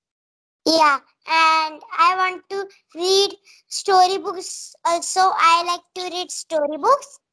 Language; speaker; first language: English; non-native, learner; Marathi